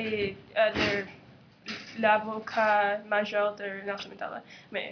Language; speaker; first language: French; non-native, local second language; English